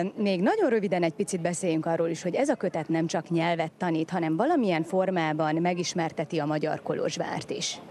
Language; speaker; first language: Hungarian; native; Hungarian